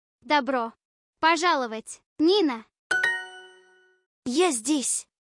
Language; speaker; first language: Russian; non-native, learner; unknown